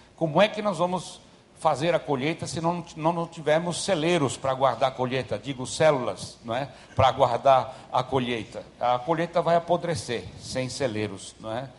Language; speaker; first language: Portuguese; early bilingual, other home language; German